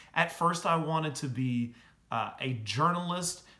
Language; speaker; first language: English; native; English